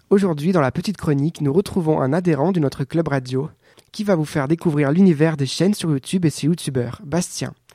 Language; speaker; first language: French; native; French